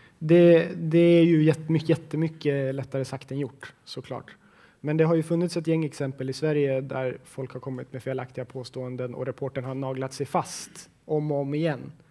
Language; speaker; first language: Swedish; native; Swedish